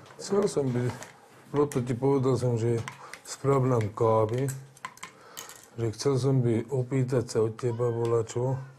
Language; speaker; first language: Slovak; non-native, local second language; Hungarian